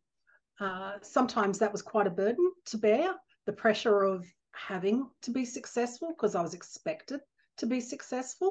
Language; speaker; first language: English; native; English